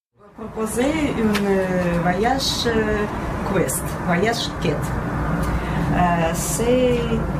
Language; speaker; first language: French; non-native, fluent; Russian